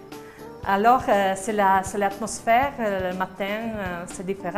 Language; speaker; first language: French; non-native, learner; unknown